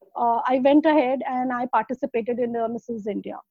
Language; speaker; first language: English; non-native, local second language; Hindi